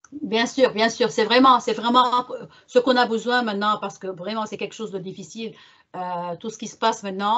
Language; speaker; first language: French; non-native, local second language; Arabic